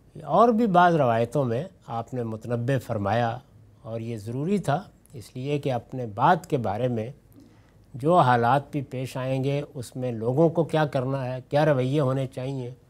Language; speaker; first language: Urdu; non-native, local second language; Punjabi